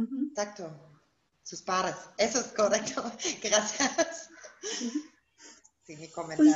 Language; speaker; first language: Spanish; non-native, fluent; German